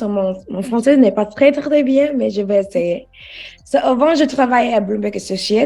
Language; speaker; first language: French; non-native, learner; English